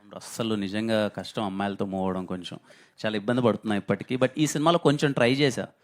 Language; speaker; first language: Telugu; native; Telugu